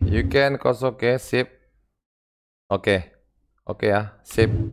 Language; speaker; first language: English; non-native, learner; Indonesian